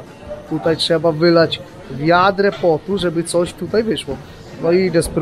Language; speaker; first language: Polish; native; Polish